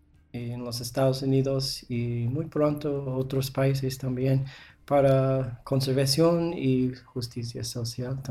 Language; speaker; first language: Spanish; non-native, learner; English